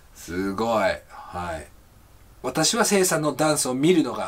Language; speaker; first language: Japanese; native; Japanese